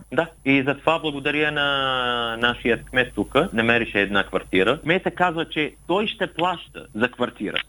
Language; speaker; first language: Bulgarian; non-native, fluent; Arabic